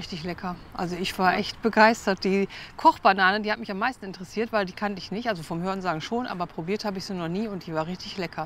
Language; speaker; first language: German; native; German